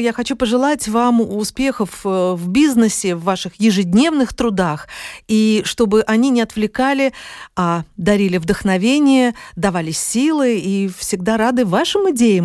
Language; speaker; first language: Russian; native; Russian